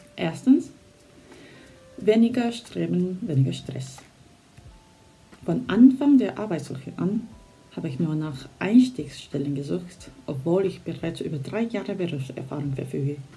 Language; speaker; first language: German; non-native, fluent; Korean